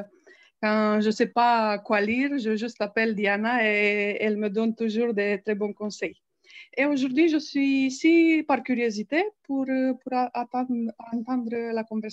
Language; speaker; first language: French; non-native, learner; Romanian